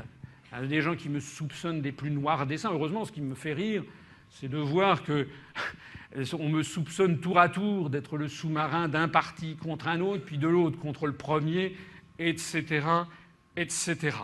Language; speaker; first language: French; native; French